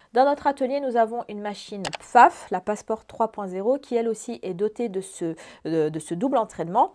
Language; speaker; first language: French; native; French